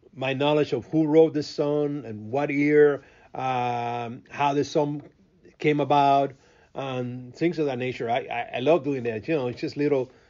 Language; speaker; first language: English; non-native, fluent; Spanish